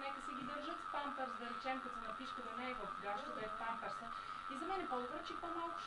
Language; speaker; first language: Bulgarian; native; Bulgarian